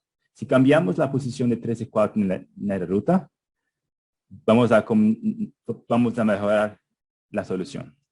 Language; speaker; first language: Spanish; non-native, fluent; Portuguese